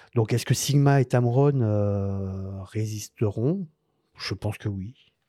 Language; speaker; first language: French; native; French